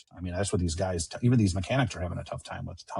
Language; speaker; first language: English; native; English